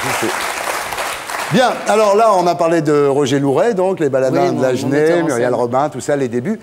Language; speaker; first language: French; native; French